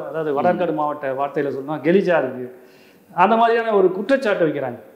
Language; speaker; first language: Tamil; native; Tamil